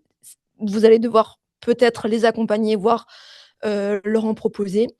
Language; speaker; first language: French; native; French